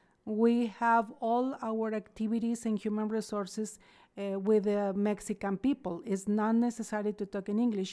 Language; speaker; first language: English; non-native, fluent; Spanish